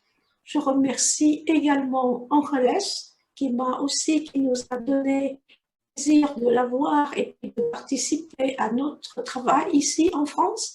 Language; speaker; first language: French; native; French